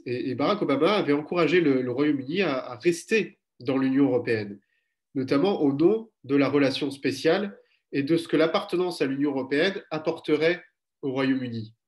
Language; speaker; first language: French; native; French